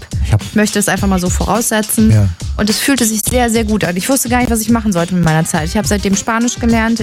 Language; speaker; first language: German; native; German